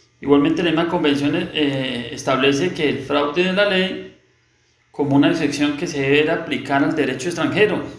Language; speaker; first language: Spanish; native; Spanish